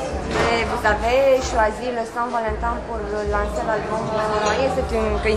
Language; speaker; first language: French; non-native, fluent; Romanian